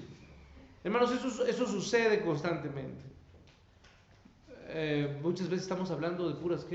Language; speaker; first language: Spanish; native; Spanish